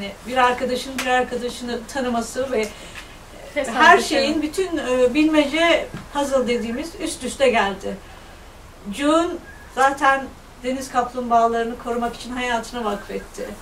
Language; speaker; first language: Turkish; native; Turkish